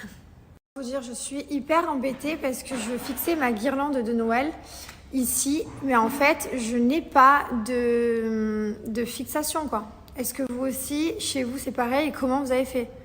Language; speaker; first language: French; native; French